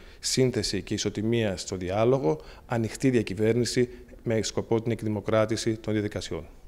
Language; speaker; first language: Greek; native; Greek